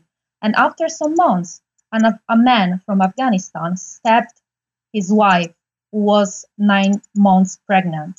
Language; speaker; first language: English; non-native, fluent; Italian